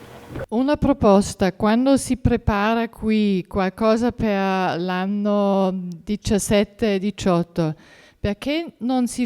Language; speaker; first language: Italian; non-native, fluent; German